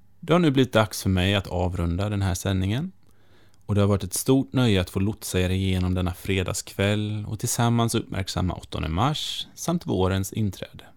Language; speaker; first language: Swedish; native; Swedish